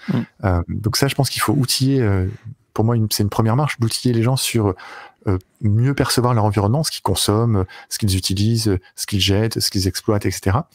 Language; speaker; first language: French; native; French